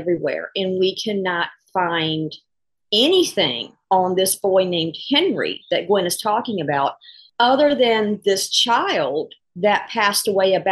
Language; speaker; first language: English; native; English